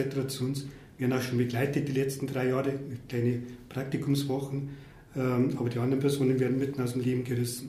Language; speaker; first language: German; native; German